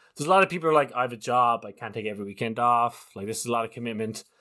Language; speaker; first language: English; native; English